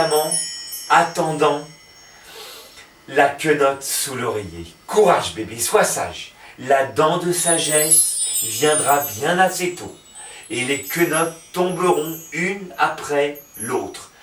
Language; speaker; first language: French; native; French